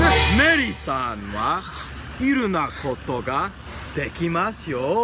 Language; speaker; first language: Japanese; non-native, learner; English